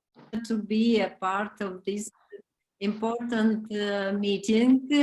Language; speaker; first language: English; non-native, learner; Romanian